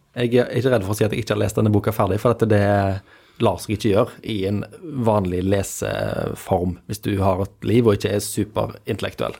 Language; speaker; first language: Norwegian; native; Norwegian